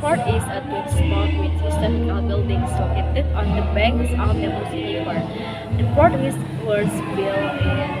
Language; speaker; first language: English; non-native, learner; Indonesian